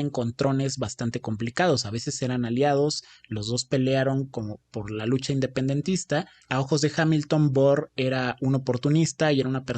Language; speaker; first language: Spanish; native; Spanish